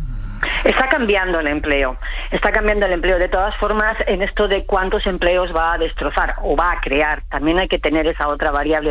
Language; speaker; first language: Spanish; native; Spanish